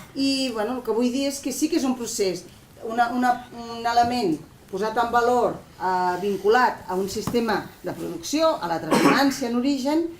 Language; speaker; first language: Catalan; non-native, local second language; Spanish